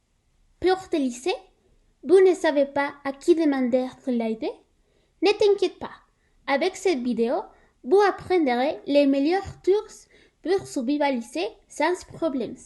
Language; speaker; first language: French; non-native, learner; Spanish